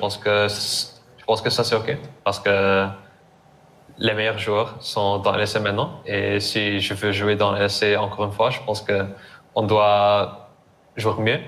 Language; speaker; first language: French; non-native, learner; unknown